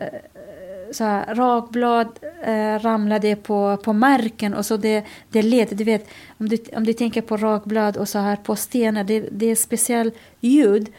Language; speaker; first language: Swedish; non-native, fluent; Kurdish